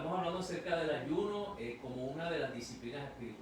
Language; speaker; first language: Spanish; native; Spanish